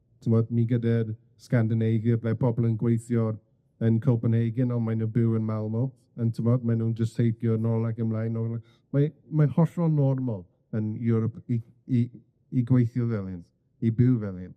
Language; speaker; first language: Welsh; non-native, fluent; English